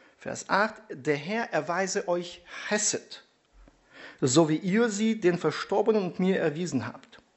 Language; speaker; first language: German; non-native, fluent; Russian